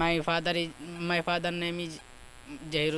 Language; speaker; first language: English; non-native, learner; Hindi